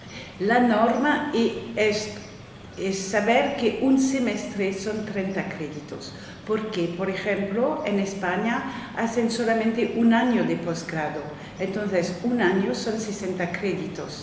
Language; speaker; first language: Spanish; non-native, fluent; French